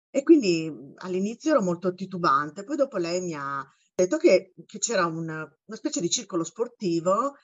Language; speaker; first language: Italian; native; Italian